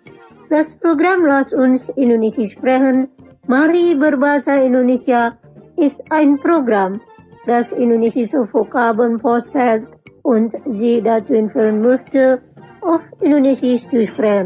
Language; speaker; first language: German; non-native, fluent; Indonesian